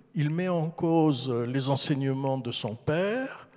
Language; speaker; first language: French; early bilingual, heritage; French